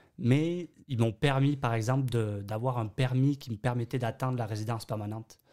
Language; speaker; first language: French; native; French